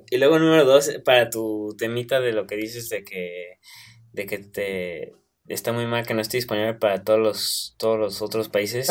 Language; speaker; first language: Spanish; native; Spanish